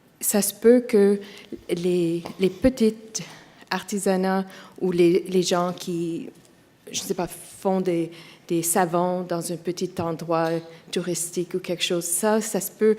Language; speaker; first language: French; non-native, local second language; English